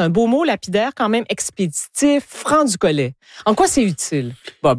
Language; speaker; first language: French; native; French